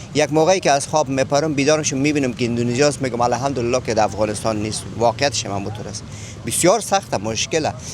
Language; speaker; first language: Persian; native; Persian